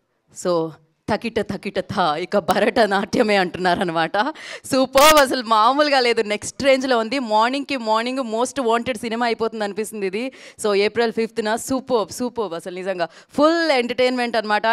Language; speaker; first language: Telugu; native; Telugu